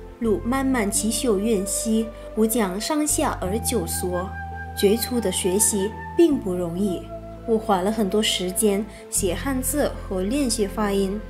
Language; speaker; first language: Chinese; non-native, fluent; Khmer